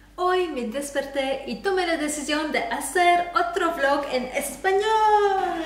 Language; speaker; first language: Spanish; non-native, fluent; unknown